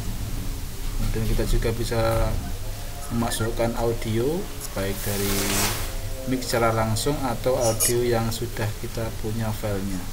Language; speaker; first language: Indonesian; native; Indonesian